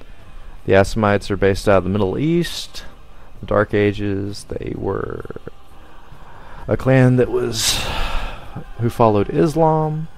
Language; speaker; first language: English; native; English